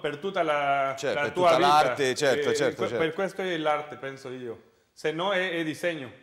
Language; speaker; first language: Italian; non-native, learner; Spanish